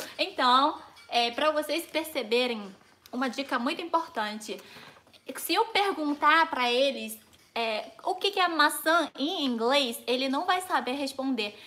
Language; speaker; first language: Portuguese; non-native, fluent; Chinese